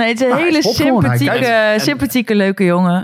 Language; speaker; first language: Dutch; native; Dutch